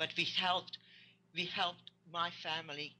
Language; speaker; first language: English; non-native, fluent; Hungarian